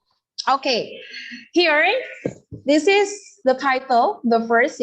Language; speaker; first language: English; non-native, learner; Indonesian